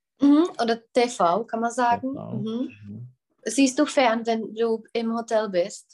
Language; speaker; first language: German; non-native, fluent; Czech